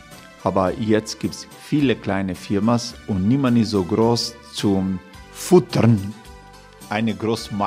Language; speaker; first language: German; non-native, learner; Croatian